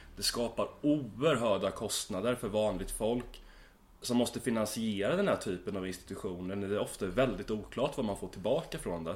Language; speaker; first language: Swedish; native; Swedish